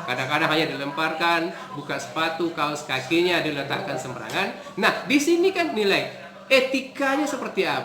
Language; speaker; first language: Indonesian; native; Indonesian